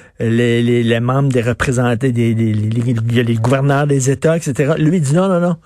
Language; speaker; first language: French; native; French